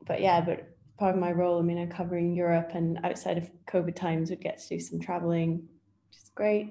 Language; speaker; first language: English; native; English